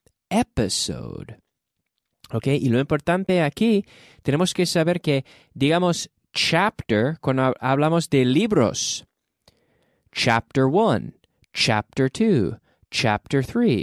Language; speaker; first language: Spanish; non-native, fluent; English